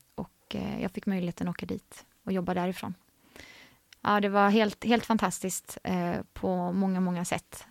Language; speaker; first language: Swedish; native; Swedish